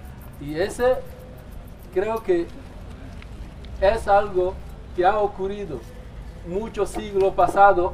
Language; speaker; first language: Spanish; non-native, fluent; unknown